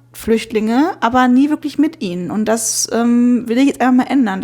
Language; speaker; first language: German; native; German